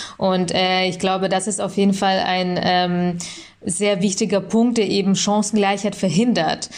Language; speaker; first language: German; early bilingual, other home language; Russian